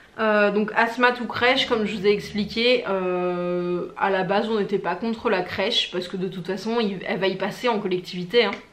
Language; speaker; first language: French; native; French